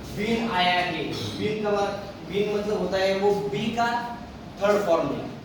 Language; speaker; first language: Hindi; non-native, local second language; Marathi